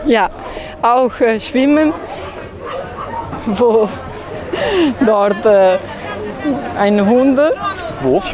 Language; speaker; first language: German; non-native, learner; Italian